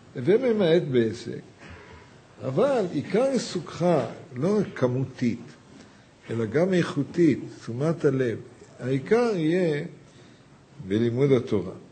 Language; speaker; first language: Hebrew; native; Hebrew